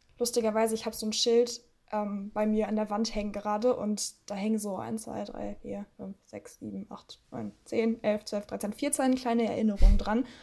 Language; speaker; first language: German; early bilingual, other home language; Russian